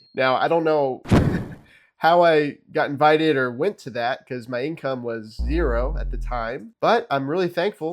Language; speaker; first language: English; native; English